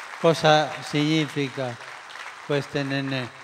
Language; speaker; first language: Italian; non-native, fluent; Spanish